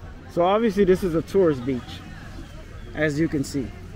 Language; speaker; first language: English; native; English